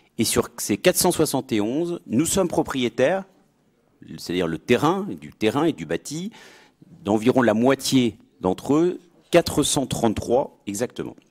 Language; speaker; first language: French; native; French